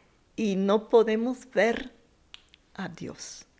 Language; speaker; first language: Spanish; non-native, fluent; English